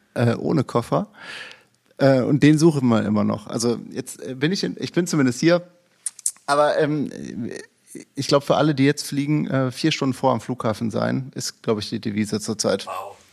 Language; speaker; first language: German; native; German